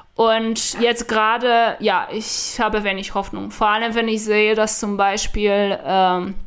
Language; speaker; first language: German; non-native, fluent; Polish